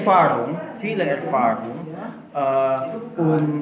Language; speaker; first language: German; non-native, learner; Indonesian